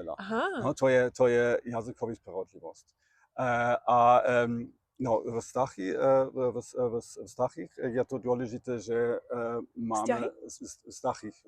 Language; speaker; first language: Slovak; non-native, learner; German